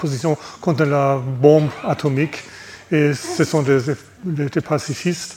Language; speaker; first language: French; non-native, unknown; German